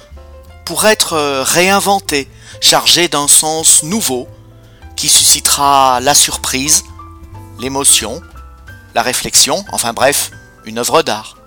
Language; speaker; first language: French; native; French